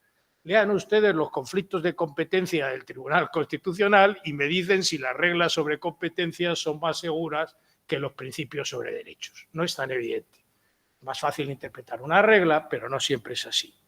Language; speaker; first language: Spanish; native; Spanish